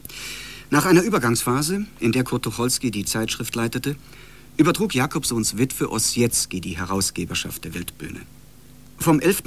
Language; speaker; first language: German; native; German